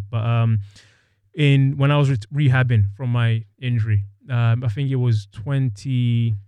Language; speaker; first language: English; native; English